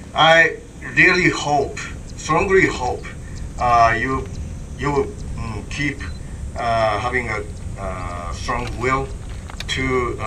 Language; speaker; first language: English; non-native, learner; Japanese